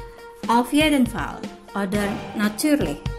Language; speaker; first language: German; non-native, fluent; Indonesian